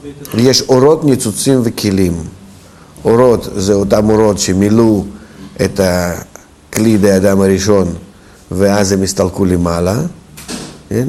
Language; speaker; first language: Hebrew; non-native, fluent; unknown